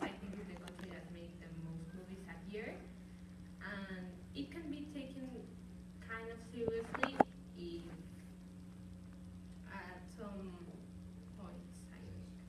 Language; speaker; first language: English; non-native, fluent; Spanish